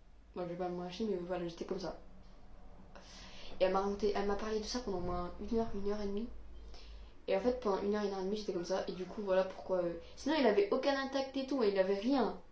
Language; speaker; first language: French; native; French